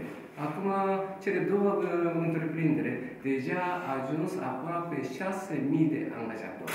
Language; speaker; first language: Romanian; non-native, learner; Japanese